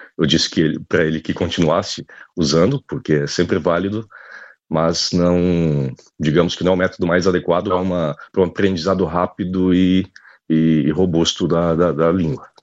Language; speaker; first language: Portuguese; native; Portuguese